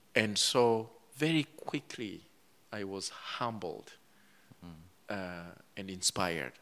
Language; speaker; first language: English; non-native, local second language; Kinyarwanda